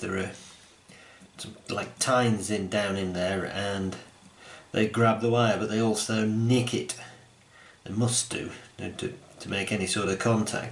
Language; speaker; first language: English; native; English